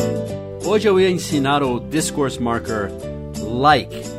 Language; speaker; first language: Portuguese; non-native, fluent; English